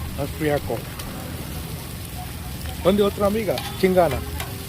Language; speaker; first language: Spanish; non-native, learner; Sinhala